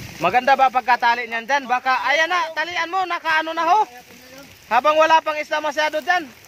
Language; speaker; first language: Filipino; non-native, local second language; Masbatenyo